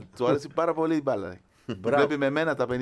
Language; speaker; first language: Greek; non-native, fluent; Spanish